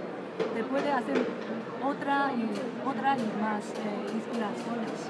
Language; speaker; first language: Spanish; non-native, learner; Chinese